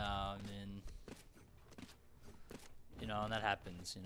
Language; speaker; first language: English; native; English